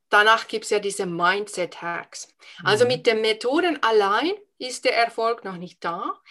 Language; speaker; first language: German; non-native, fluent; Finnish